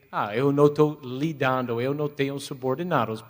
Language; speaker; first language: Portuguese; non-native, fluent; English